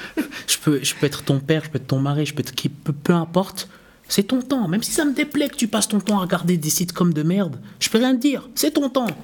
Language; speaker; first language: French; early bilingual, other home language; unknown